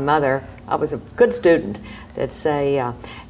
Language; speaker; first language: English; native; English